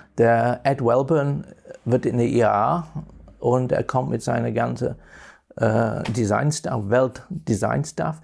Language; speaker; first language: German; non-native, fluent; English